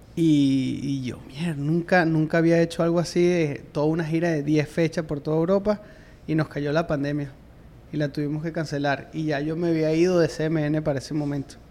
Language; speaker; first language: Spanish; native; Spanish